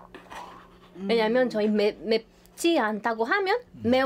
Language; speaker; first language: Korean; non-native, fluent; Spanish